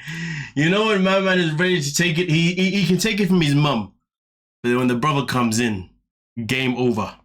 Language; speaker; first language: English; native; English